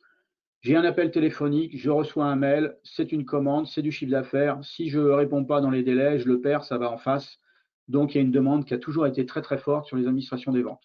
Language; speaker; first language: French; native; French